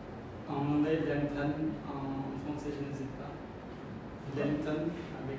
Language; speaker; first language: French; non-native, learner; Khmer